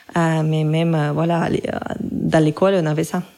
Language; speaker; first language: French; non-native, fluent; Russian